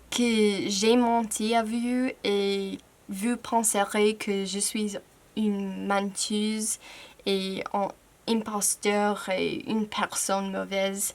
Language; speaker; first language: French; non-native, fluent; English